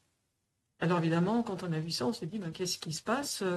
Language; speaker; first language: French; native; French